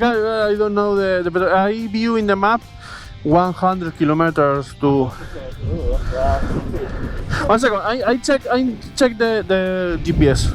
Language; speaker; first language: English; non-native, learner; Spanish